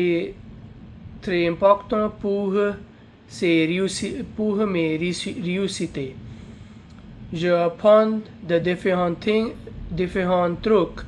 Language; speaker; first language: French; non-native, learner; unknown